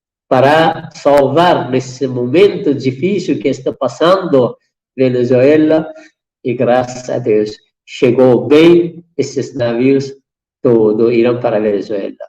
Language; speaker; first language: Portuguese; non-native, fluent; Persian